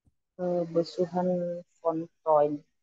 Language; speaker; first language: German; non-native, learner; Indonesian